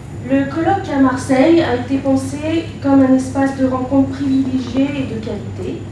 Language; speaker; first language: French; native; French